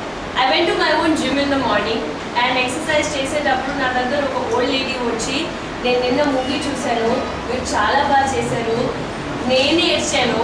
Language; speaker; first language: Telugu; non-native, local second language; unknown